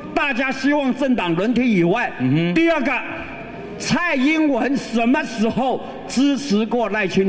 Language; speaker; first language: Chinese; native; Chinese